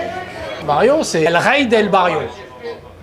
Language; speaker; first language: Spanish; non-native, learner; French